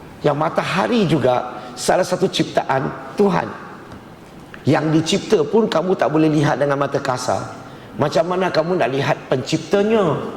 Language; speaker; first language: Malay; non-native, local second language; Chinese